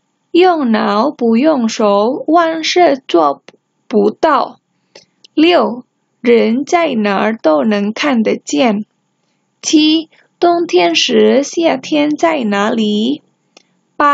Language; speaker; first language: Chinese; non-native, fluent; Indonesian